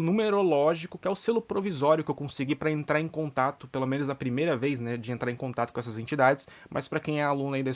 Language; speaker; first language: Portuguese; native; Portuguese